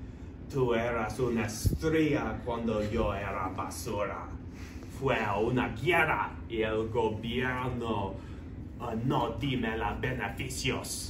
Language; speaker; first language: Spanish; non-native, learner; English